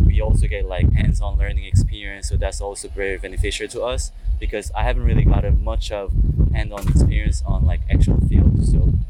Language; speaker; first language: English; non-native, fluent; Korean